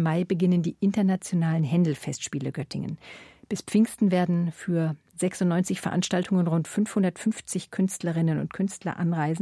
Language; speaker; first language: German; native; German